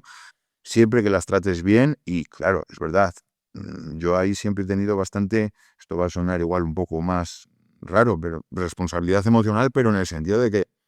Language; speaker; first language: Spanish; native; Spanish